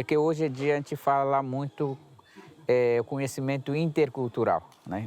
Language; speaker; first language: Portuguese; non-native, local second language; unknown